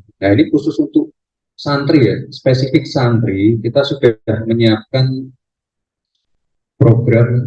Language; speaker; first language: Indonesian; native; Indonesian